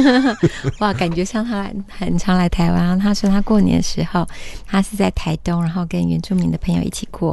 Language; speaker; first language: Chinese; native; Chinese